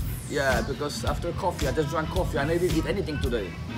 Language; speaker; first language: English; non-native, fluent; Polish